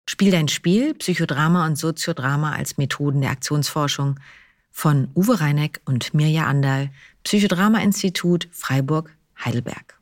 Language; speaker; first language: German; native; German